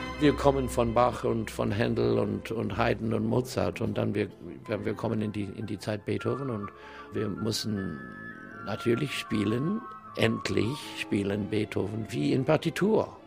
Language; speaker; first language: German; non-native, learner; English